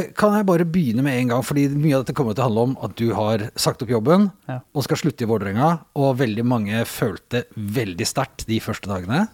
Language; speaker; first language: Norwegian; native; Norwegian